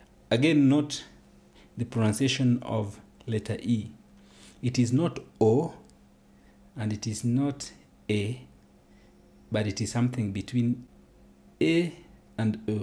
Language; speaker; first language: English; non-native, local second language; Luo (Kenya and Tanzania)